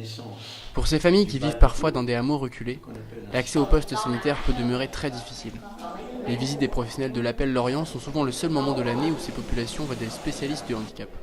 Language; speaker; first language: French; native; French